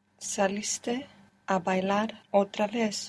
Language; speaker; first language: Spanish; non-native, learner; English